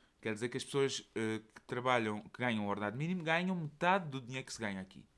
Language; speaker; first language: Portuguese; native; Portuguese